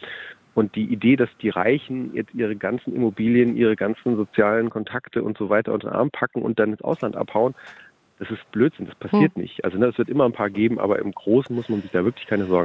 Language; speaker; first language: German; native; German